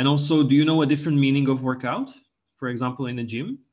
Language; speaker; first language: English; non-native, local second language; Czech